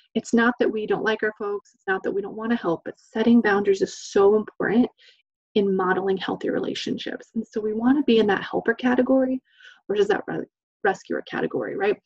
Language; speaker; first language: English; native; English